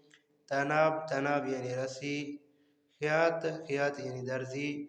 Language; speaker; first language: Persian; non-native, learner; Urdu